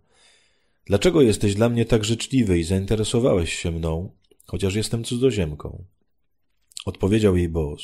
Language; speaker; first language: Polish; native; Polish